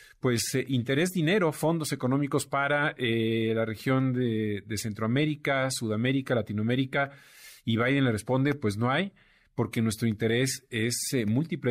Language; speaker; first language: Spanish; native; Spanish